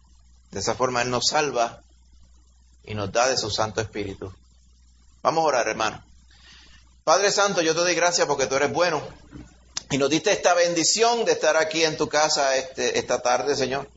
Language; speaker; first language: Spanish; native; Spanish